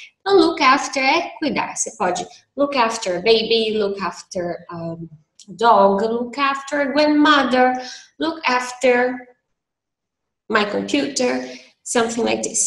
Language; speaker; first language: English; non-native, fluent; Portuguese